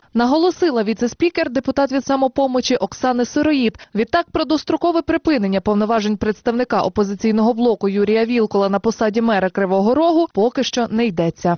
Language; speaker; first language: Ukrainian; native; Ukrainian